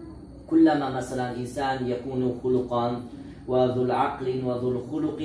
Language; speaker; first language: Arabic; non-native, learner; Uzbek